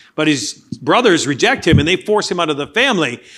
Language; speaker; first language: English; native; English